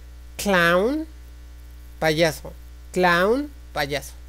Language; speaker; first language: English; non-native, fluent; Spanish